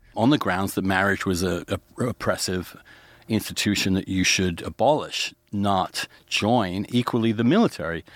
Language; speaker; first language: English; native; English